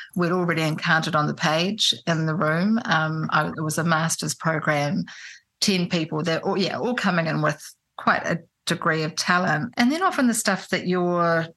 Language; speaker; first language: English; native; English